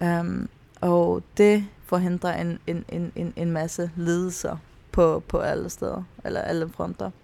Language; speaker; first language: Danish; non-native, local second language; Faroese